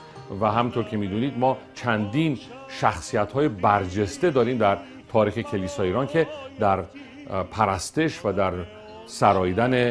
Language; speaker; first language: Persian; native; Persian